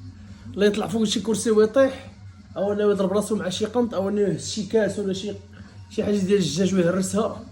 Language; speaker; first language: Arabic; native; Arabic